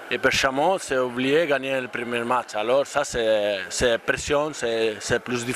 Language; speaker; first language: French; non-native, fluent; Spanish